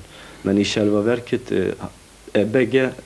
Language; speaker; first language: Swedish; non-native, fluent; Kurdish